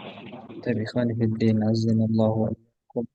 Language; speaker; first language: Arabic; non-native, fluent; Indonesian